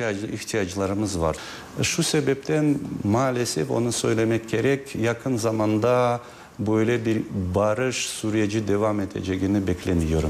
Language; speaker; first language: Turkish; non-native, fluent; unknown